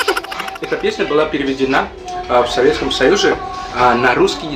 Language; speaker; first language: Russian; non-native, fluent; Indonesian